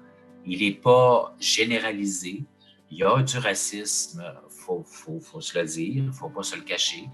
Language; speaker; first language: French; native; French